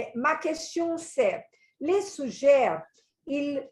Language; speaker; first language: French; non-native, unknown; Portuguese